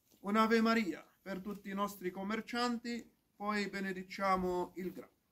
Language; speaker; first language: Italian; non-native, fluent; Arabic